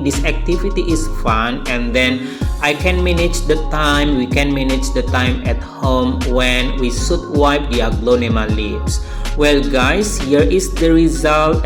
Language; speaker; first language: English; non-native, learner; Indonesian